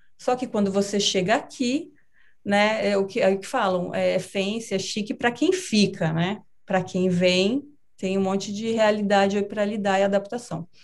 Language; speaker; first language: Portuguese; native; Portuguese